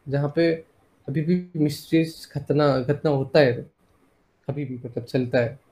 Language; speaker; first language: Hindi; non-native, local second language; Assamese